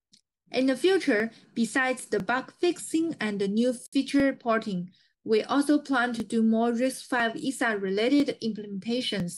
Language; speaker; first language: English; non-native, fluent; Chinese